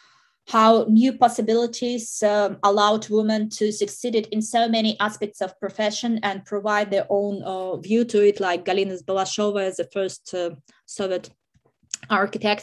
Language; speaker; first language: English; non-native, fluent; Russian